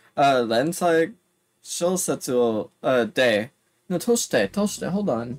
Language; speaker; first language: Japanese; non-native, learner; English